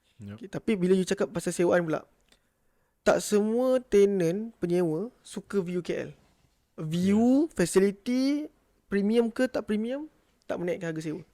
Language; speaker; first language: Malay; native; Malay